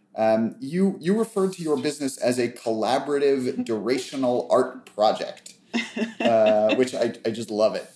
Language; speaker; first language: English; native; English